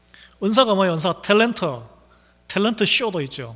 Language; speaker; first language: Korean; native; Korean